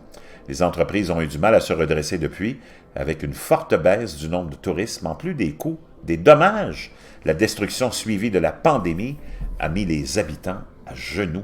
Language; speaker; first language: French; native; French